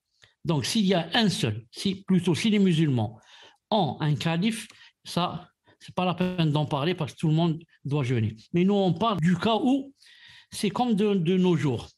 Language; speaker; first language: French; non-native, local second language; Arabic